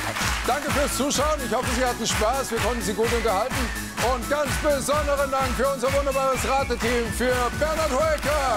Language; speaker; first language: German; native; German